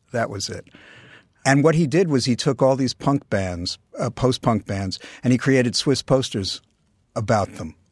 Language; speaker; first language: English; native; English